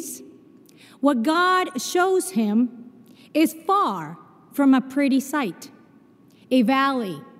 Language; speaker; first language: English; non-native, fluent; Spanish